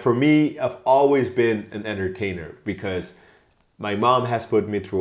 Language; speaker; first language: English; non-native, fluent; Papiamento